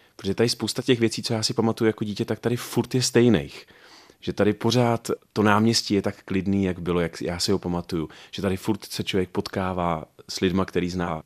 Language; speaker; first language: Czech; native; Czech